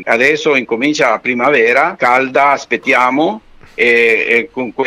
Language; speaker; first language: Italian; non-native, fluent; Spanish